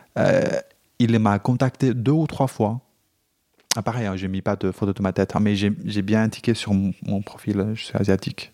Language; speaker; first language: French; non-native, fluent; Chinese